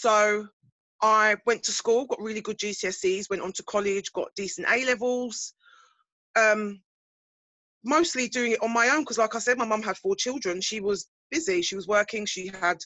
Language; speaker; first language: English; native; English